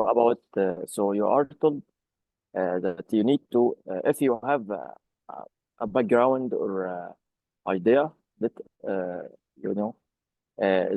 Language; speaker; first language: English; non-native, fluent; Arabic